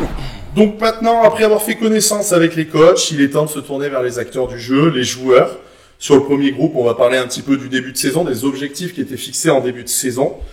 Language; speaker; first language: French; native; French